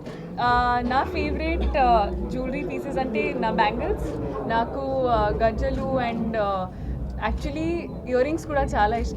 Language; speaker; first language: Telugu; non-native, learner; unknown